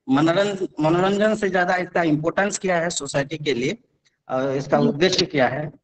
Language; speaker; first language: Hindi; non-native, local second language; Odia